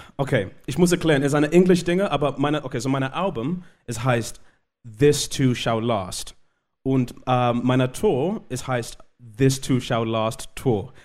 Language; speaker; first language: German; non-native, learner; Shona